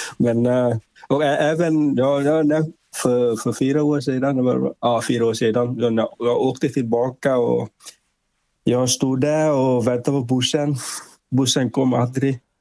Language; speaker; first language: Swedish; non-native, fluent; Vietnamese